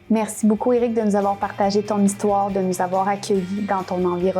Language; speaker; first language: French; native; French